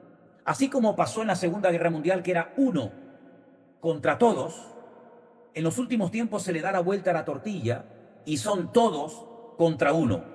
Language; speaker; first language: Spanish; native; Spanish